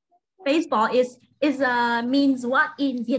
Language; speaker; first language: English; non-native, fluent; Vietnamese